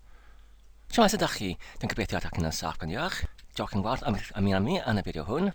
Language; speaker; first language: Welsh; non-native, fluent; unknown